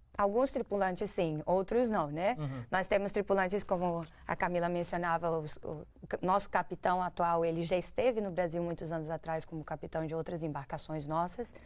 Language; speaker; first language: Portuguese; native; Portuguese